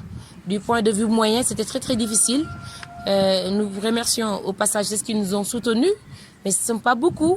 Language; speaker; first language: French; non-native, local second language; Wolof